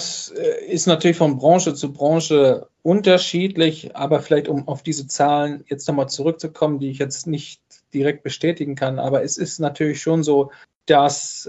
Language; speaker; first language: German; native; German